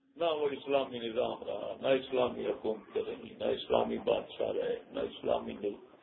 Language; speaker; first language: Urdu; non-native, local second language; Punjabi